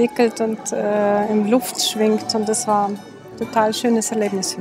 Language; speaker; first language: German; non-native, fluent; Russian